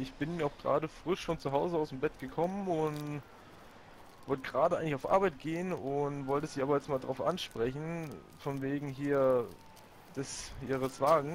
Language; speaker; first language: German; native; German